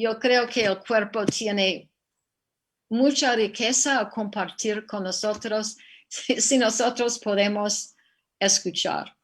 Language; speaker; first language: Spanish; non-native, fluent; English